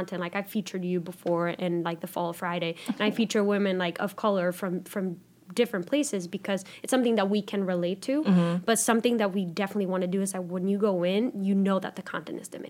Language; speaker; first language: English; non-native, fluent; Spanish